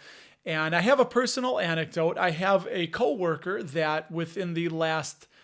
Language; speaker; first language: English; native; English